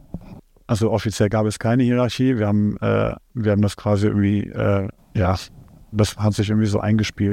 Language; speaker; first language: German; native; German